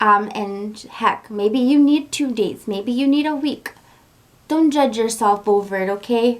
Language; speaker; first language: English; native; English